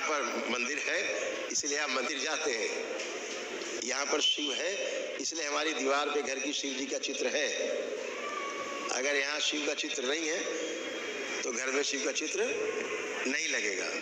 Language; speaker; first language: Hindi; native; Hindi